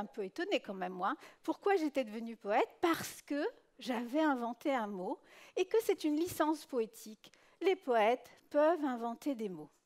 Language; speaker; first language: French; early bilingual, other home language; Spanish